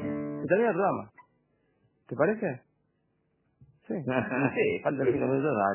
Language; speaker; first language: Spanish; native; Spanish